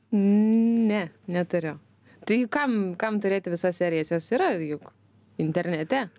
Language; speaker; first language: Lithuanian; native; Lithuanian